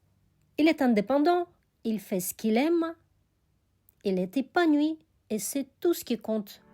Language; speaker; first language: French; non-native, fluent; Russian